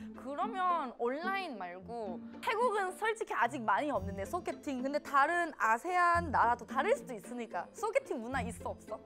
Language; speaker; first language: Korean; non-native, fluent; Thai